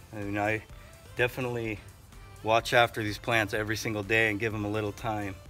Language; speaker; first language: English; native; English